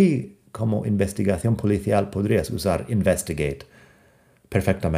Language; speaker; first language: Spanish; non-native, fluent; English